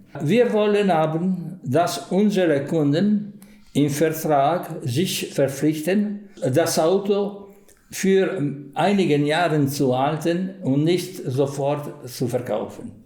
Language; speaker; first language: German; non-native, fluent; Italian